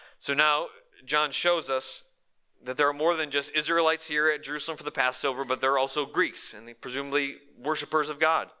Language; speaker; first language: English; native; English